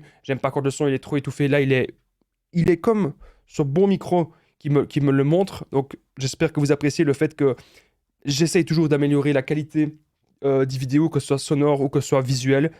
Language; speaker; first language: French; native; French